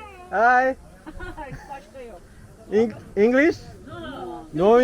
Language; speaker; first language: English; non-native, learner; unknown